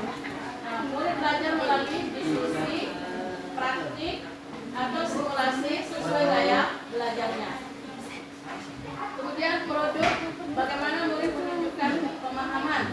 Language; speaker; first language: Indonesian; native; Indonesian